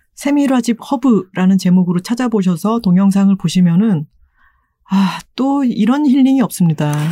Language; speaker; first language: Korean; native; Korean